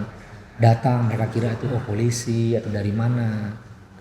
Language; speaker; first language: Indonesian; non-native, local second language; Banjar